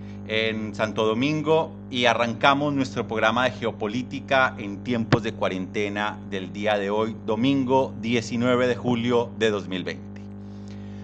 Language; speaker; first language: Spanish; native; Spanish